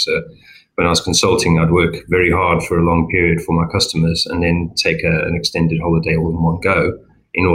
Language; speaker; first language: English; native; English